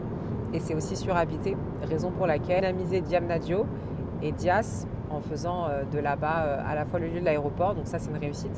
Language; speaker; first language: French; native; French